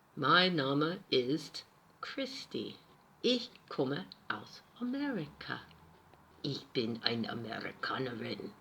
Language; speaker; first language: German; non-native, fluent; English